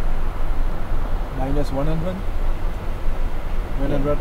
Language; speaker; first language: English; non-native, learner; French